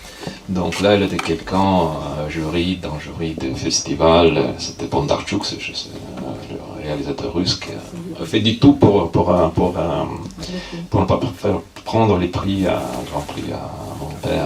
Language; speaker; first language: French; non-native, fluent; Russian